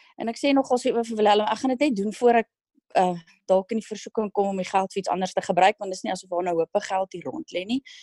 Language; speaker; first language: Afrikaans; native; Afrikaans